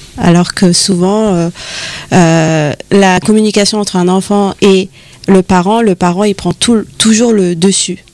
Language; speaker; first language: French; native; French